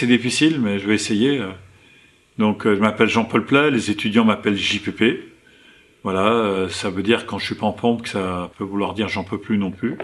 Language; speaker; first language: French; native; French